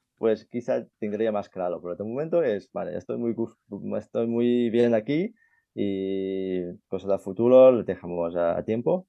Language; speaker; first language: Spanish; non-native, fluent; Chinese